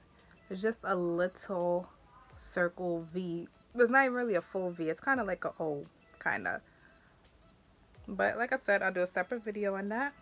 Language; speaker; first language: English; native; English